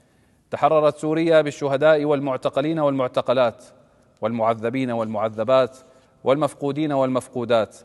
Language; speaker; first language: Arabic; native; Arabic